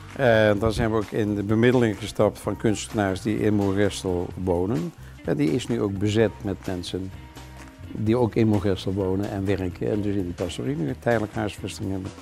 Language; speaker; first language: Dutch; native; Dutch